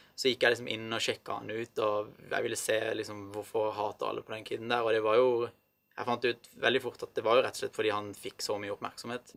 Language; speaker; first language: Norwegian; early bilingual, other home language; Arabic